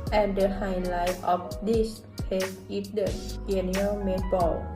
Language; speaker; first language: English; non-native, fluent; Thai